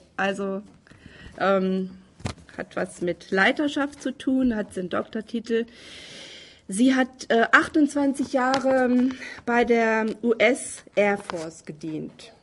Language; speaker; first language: German; native; German